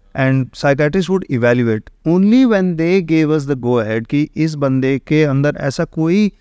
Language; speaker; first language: Hindi; native; Hindi